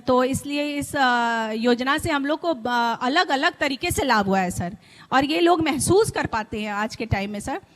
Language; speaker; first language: Hindi; native; Hindi